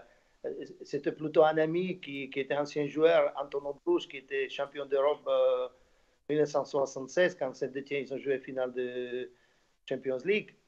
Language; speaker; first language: French; non-native, fluent; Slovak